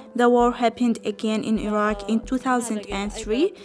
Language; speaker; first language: English; non-native, fluent; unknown